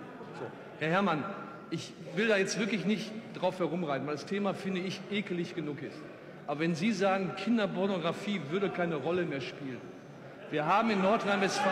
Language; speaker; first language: German; native; German